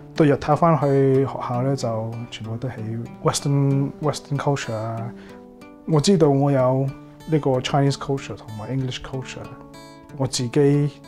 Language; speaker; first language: Chinese; early bilingual, heritage; Cantonese